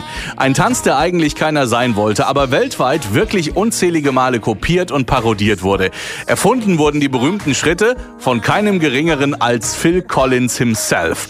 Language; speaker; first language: German; native; German